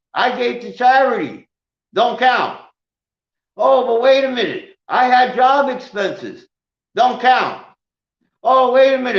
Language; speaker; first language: English; native; English